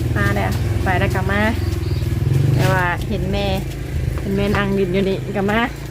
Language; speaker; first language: Thai; native; Thai